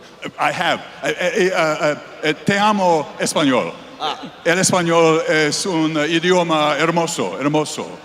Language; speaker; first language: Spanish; non-native, learner; English